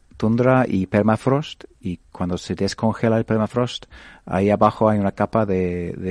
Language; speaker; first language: Spanish; non-native, fluent; English